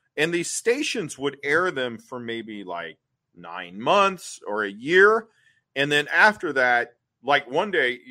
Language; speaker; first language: English; native; English